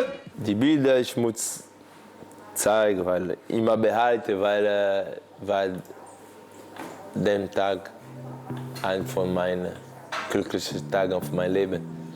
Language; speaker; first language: German; non-native, fluent; Portuguese